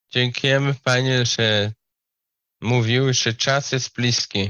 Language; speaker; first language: Polish; non-native, learner; Slovak